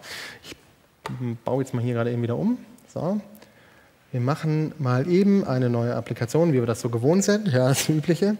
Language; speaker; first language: German; native; German